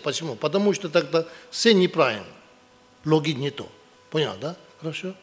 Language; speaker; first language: Russian; non-native, learner; Tibetan